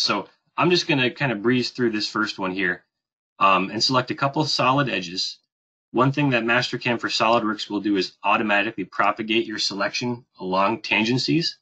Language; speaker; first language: English; native; English